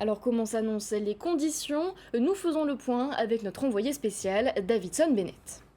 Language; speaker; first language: French; native; French